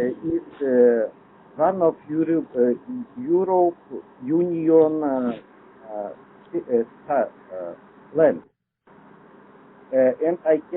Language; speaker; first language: English; non-native, learner; Lithuanian